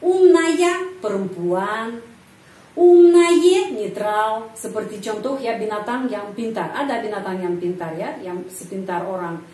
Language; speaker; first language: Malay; non-native, fluent; Russian